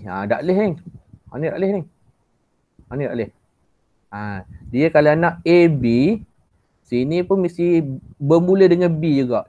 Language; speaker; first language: Malay; native; Malay